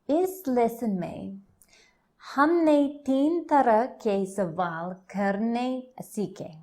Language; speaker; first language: Hindi; non-native, learner; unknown